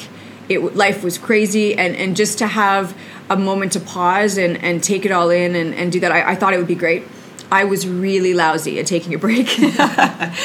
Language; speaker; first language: English; native; English